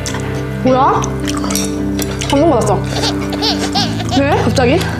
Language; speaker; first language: Chinese; non-native, learner; Korean